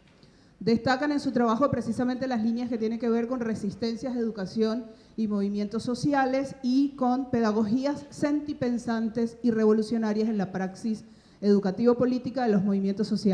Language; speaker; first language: Spanish; native; Spanish